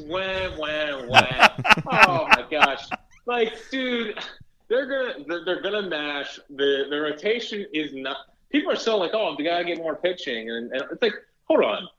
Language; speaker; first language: English; native; English